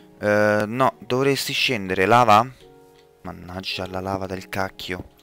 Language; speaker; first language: Italian; native; Italian